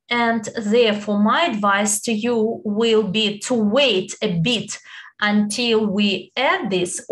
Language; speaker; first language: English; non-native, fluent; Italian